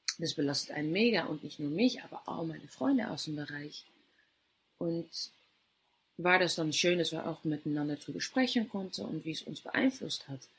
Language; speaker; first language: German; non-native, fluent; Dutch